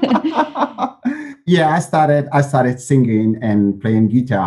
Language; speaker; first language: English; non-native, local second language; French